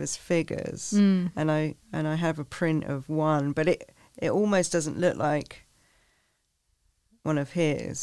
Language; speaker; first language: English; native; English